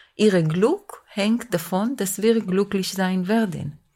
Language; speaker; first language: German; non-native, fluent; Hebrew